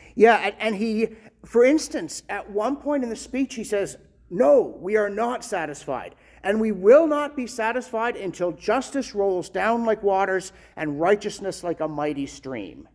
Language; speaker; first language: English; native; English